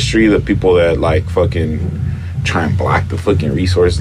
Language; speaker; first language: English; early bilingual, other home language; Spanish